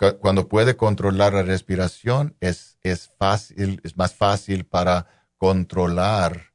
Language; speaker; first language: Spanish; non-native, local second language; English